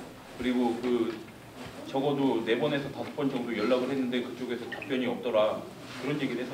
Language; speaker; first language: Korean; native; Korean